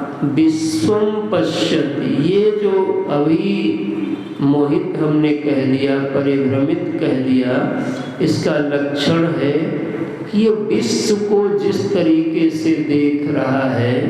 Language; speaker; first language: Hindi; native; Hindi